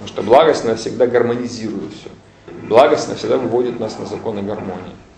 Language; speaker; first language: Russian; native; Russian